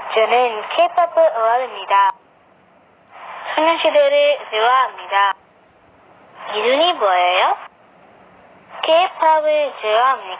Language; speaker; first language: Korean; non-native, learner; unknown